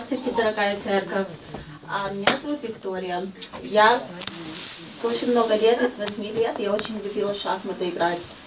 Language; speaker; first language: Russian; early bilingual, heritage; Russian